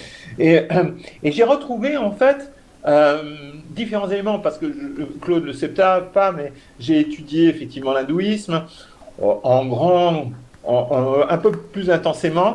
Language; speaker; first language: French; native; French